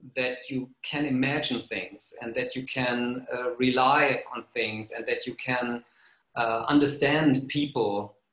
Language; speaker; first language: English; non-native, fluent; German